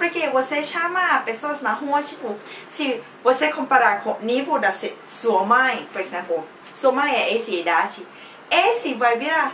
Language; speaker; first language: Portuguese; non-native, fluent; Thai